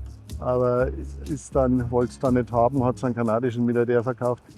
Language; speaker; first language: German; native; German